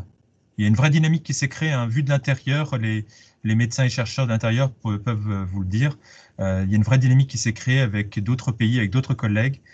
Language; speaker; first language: French; native; French